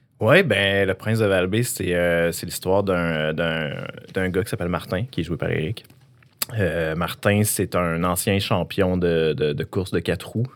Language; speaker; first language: French; native; French